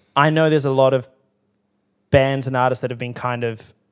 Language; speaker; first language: English; native; English